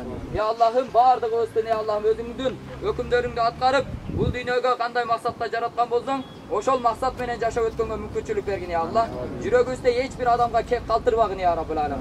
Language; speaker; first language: Kyrgyz; native; Kyrgyz